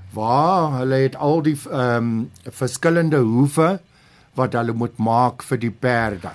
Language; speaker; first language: Afrikaans; non-native, local second language; English